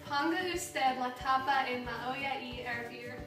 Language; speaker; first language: Spanish; non-native, learner; English